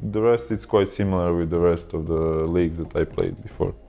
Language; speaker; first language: English; non-native, fluent; Croatian